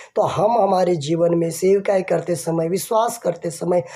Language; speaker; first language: Hindi; non-native, local second language; Marathi